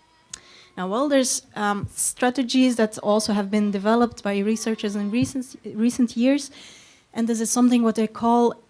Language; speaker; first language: English; non-native, fluent; Dutch